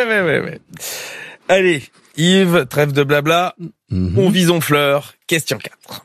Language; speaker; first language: French; native; French